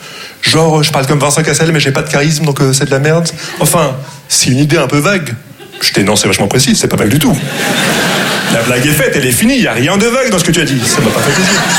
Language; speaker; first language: French; non-native, local second language; Arabic